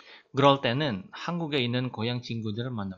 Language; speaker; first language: Korean; non-native, fluent; Indonesian